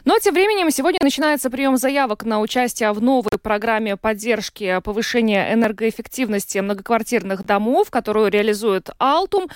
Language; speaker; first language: Russian; native; Russian